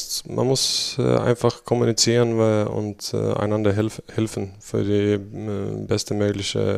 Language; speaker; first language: German; non-native, fluent; Swedish